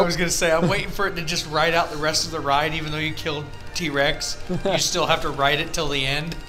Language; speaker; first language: English; native; English